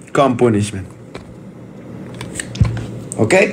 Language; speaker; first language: English; non-native, learner; Spanish